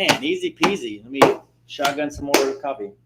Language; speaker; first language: English; native; English